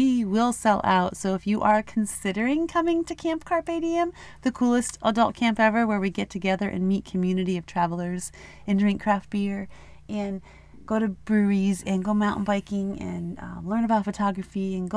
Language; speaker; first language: English; native; English